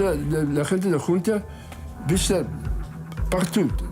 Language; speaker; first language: Spanish; non-native, learner; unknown